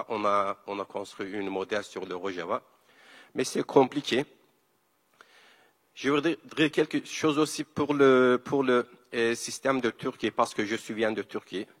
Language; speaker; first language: French; non-native, learner; Kurdish